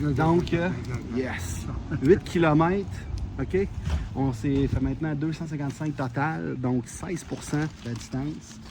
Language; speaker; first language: French; native; French